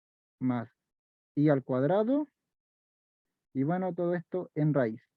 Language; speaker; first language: Spanish; native; Spanish